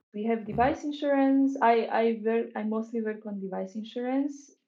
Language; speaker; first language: English; non-native, fluent; Hungarian